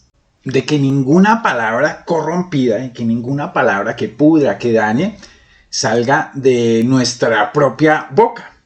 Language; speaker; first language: Spanish; native; Spanish